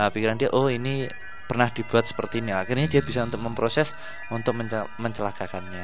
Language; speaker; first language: Indonesian; native; Indonesian